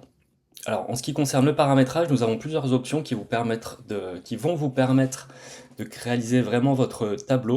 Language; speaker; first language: French; native; French